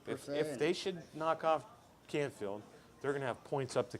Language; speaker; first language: English; native; English